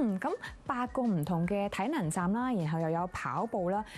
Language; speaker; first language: Cantonese; native; Cantonese